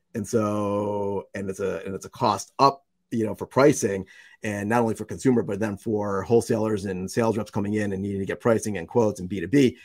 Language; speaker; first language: English; native; English